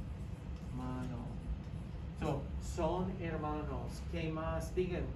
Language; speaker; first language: Spanish; non-native, fluent; English